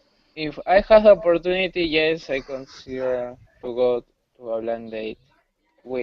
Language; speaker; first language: English; non-native, learner; Spanish